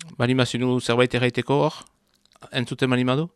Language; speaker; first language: Basque; native; Basque